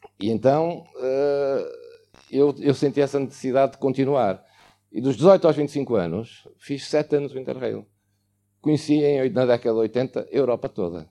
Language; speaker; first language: Portuguese; native; Portuguese